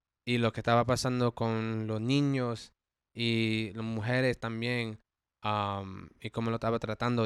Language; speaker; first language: Spanish; early bilingual, heritage; English